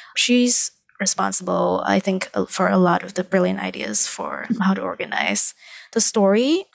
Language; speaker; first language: English; non-native, local second language; Chinese